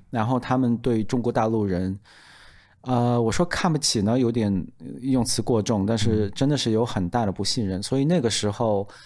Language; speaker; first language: Chinese; native; Chinese